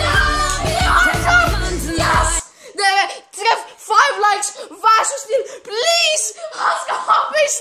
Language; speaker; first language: Norwegian; non-native, fluent; Arabic